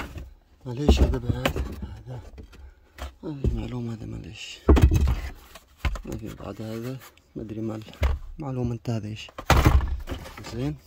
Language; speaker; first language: Arabic; non-native, learner; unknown